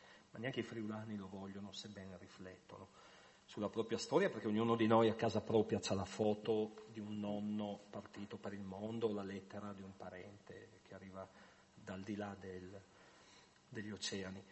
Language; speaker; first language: Italian; native; Italian